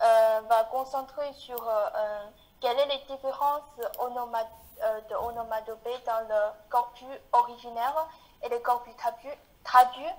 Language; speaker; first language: French; non-native, fluent; Chinese